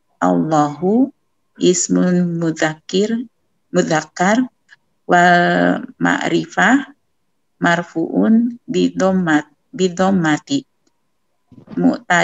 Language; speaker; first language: Arabic; non-native, learner; Indonesian